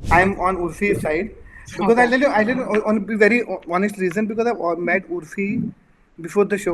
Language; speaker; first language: English; non-native, local second language; Hindi